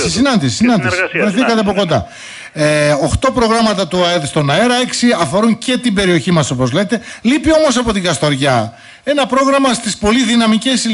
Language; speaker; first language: Greek; native; Greek